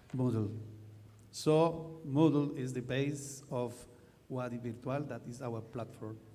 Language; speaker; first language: English; non-native, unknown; Spanish